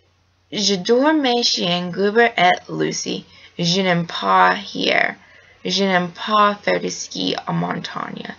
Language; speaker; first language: French; non-native, learner; English